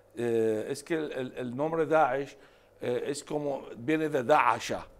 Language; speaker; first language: Spanish; non-native, fluent; Arabic